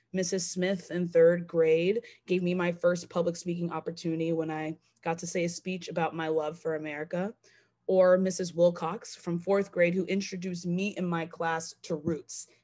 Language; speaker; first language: English; native; English